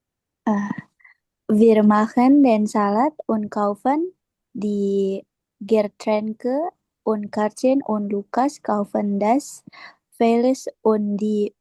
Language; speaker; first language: German; non-native, learner; Indonesian